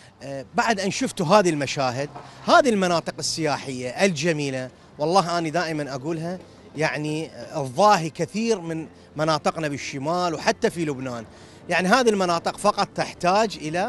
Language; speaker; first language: Arabic; native; Arabic